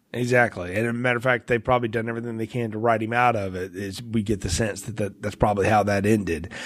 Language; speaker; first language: English; native; English